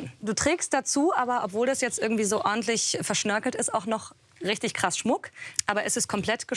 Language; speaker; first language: German; native; German